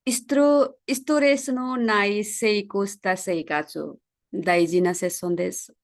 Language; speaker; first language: Japanese; non-native, fluent; Nepali